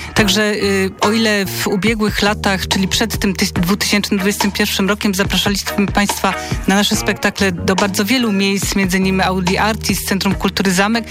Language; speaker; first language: Polish; native; Polish